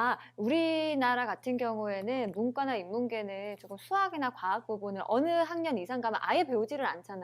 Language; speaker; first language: Korean; native; Korean